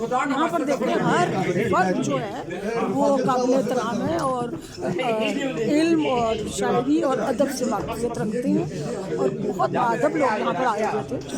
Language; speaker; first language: Urdu; non-native, local second language; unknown